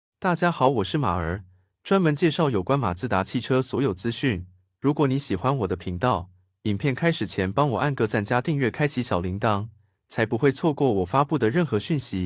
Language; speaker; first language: Chinese; native; Chinese